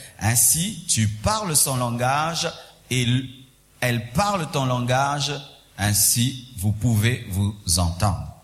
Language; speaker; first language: French; non-native, local second language; Swahili